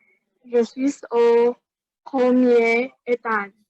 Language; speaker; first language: French; non-native, learner; Vietnamese